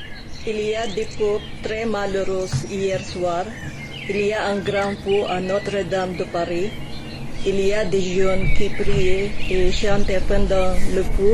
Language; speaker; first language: French; non-native, learner; Filipino